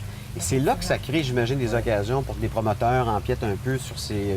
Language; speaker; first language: French; native; French